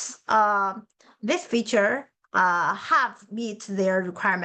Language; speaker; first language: English; non-native, learner; Chinese